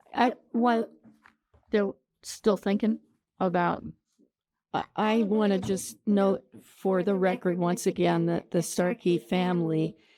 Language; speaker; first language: English; native; English